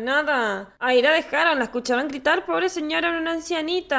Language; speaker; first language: Spanish; native; Spanish